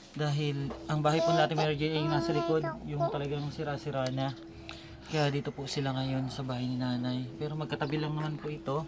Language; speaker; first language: Filipino; native; Filipino